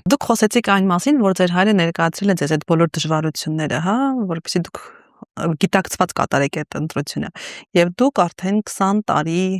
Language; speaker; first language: Armenian; native; Armenian